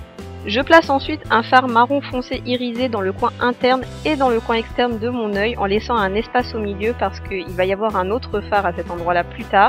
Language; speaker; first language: French; native; French